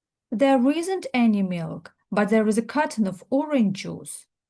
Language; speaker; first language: English; non-native, fluent; Ukrainian